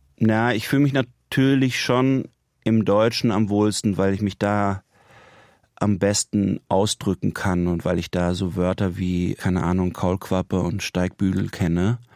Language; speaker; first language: German; native; German